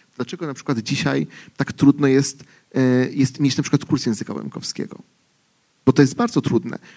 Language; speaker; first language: Polish; native; Polish